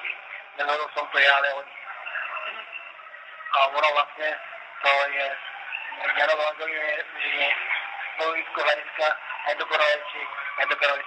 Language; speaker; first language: Czech; non-native, local second language; Romany